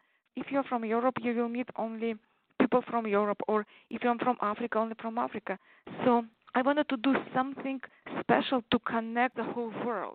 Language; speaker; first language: English; non-native, fluent; Tatar